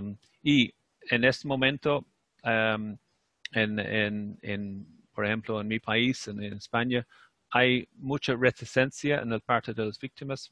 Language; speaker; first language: Spanish; non-native, fluent; English